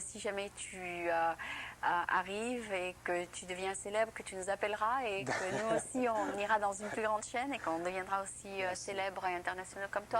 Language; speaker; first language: French; native; French